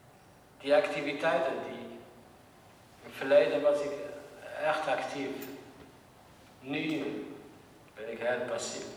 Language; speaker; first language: Dutch; non-native, learner; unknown